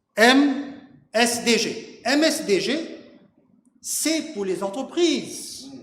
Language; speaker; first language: French; non-native, local second language; Morisyen